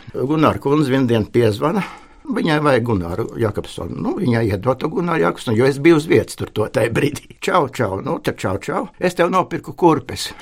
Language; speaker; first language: Latvian; native; Latvian